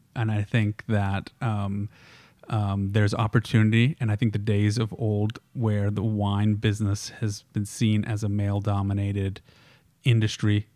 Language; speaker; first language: English; non-native, fluent; Swiss German